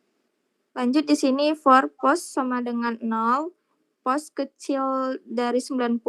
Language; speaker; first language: Indonesian; native; Indonesian